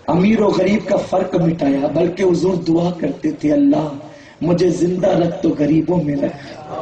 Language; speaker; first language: Urdu; native; Urdu